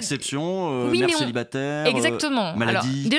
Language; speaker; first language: French; native; French